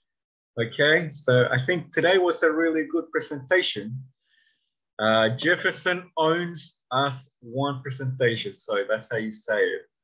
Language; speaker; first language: English; non-native, learner; Spanish